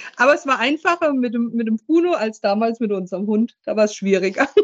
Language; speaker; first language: German; native; German